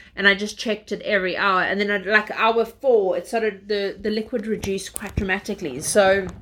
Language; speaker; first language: English; native; English